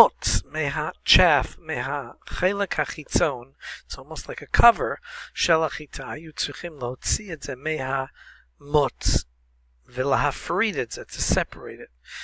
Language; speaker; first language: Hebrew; non-native, fluent; English